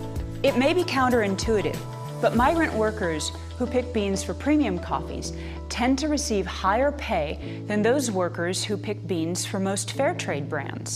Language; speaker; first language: English; native; English